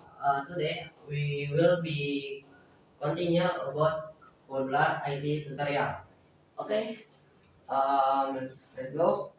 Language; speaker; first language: English; non-native, learner; Indonesian